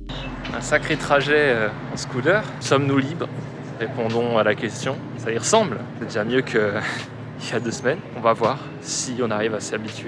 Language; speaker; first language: French; native; French